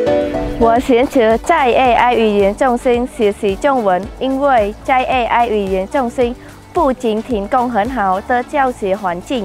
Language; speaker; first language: Chinese; non-native, learner; Khmer